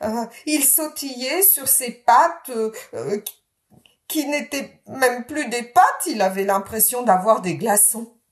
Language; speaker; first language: French; native; French